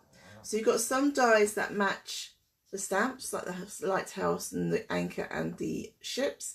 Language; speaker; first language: English; native; English